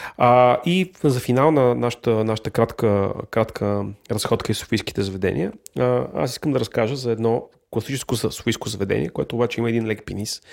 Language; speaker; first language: Bulgarian; native; Bulgarian